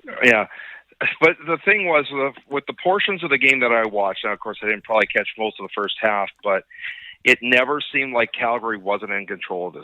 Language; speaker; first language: English; native; English